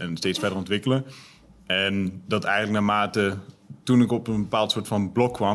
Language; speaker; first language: Dutch; native; Dutch